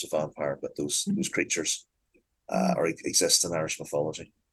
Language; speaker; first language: English; native; English